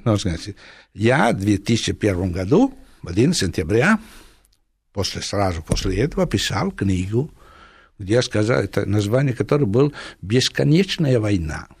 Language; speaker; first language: Russian; non-native, fluent; Italian